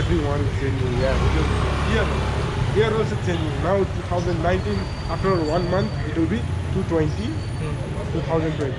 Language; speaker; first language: English; non-native, learner; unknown